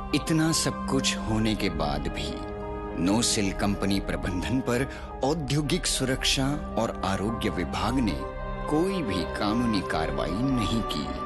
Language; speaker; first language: Hindi; non-native, local second language; Marathi